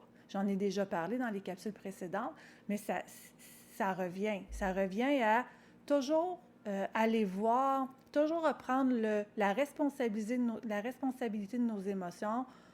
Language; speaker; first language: French; native; French